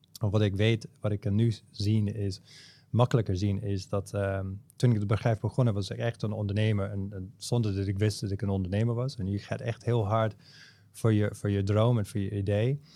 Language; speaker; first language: Dutch; non-native, fluent; English